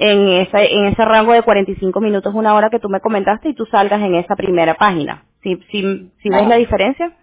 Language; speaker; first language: Spanish; non-native, fluent; English